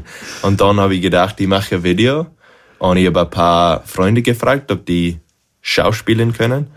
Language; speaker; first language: German; non-native, fluent; English